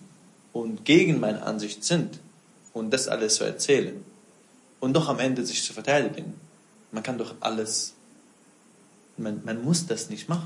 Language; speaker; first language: German; non-native, fluent; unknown